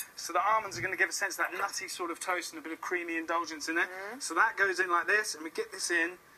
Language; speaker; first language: English; native; English